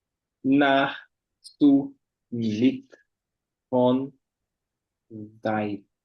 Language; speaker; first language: German; non-native, fluent; Portuguese